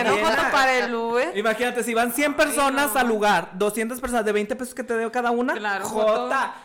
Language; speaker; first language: Spanish; native; Spanish